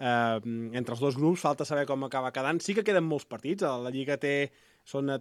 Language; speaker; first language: Catalan; native; Catalan